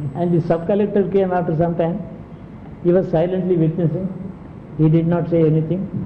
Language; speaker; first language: English; non-native, local second language; Telugu